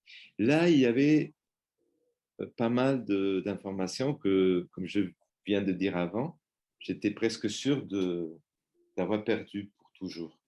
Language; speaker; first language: French; non-native, fluent; Spanish